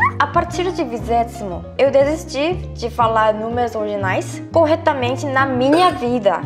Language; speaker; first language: Portuguese; non-native, fluent; Korean